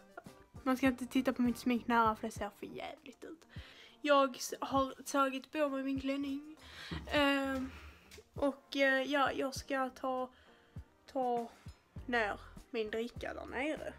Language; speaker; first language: Swedish; native; Swedish